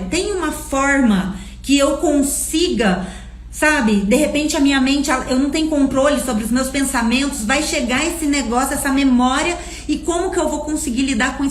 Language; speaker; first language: Portuguese; native; Portuguese